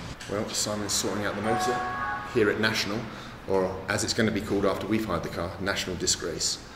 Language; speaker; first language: English; native; English